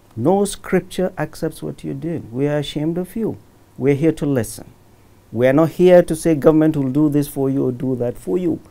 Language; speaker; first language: English; non-native, local second language; Hausa